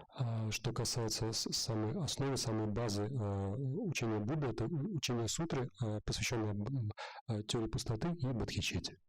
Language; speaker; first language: Russian; native; Russian